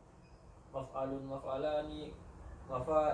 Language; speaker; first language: Arabic; non-native, learner; Indonesian